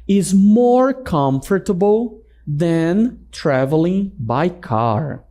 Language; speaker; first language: English; non-native, fluent; Portuguese